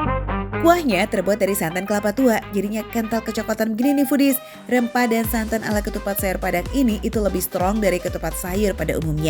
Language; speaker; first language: Indonesian; native; Indonesian